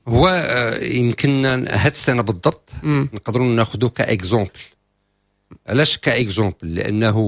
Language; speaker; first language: Arabic; native; Arabic